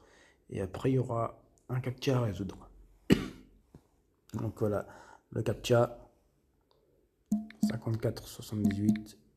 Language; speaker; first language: French; native; French